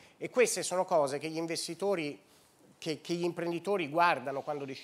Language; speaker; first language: Italian; native; Italian